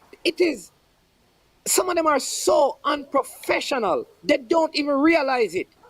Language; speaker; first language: English; non-native, local second language; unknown